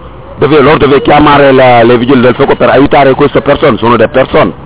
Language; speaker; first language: Italian; non-native, learner; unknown